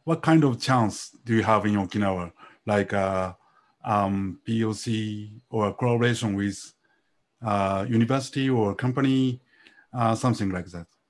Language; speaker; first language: English; non-native, fluent; Japanese